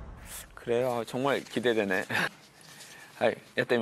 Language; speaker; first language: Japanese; non-native, fluent; Korean